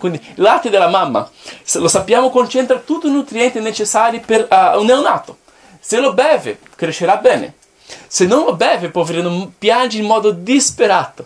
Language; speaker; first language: Italian; non-native, fluent; Portuguese